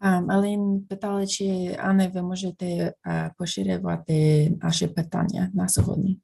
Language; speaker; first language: Ukrainian; non-native, fluent; English